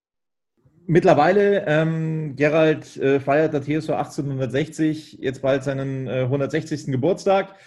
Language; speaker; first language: German; native; German